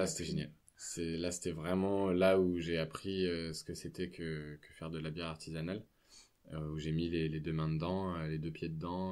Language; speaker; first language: French; native; French